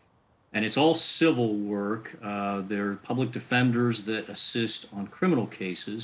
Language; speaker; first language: English; native; English